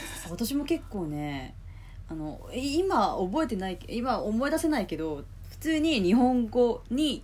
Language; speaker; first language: Japanese; non-native, fluent; Cantonese